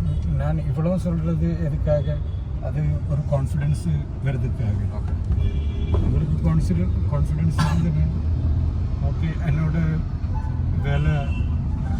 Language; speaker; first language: Tamil; non-native, learner; Malayalam